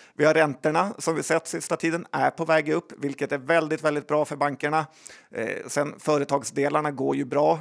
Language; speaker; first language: Swedish; native; Swedish